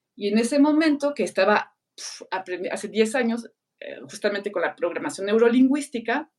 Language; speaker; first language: Spanish; non-native, fluent; French